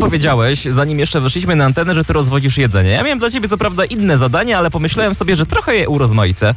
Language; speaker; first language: Polish; native; Polish